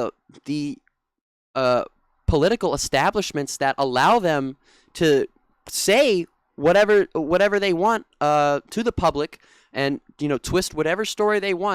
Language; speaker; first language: English; native; English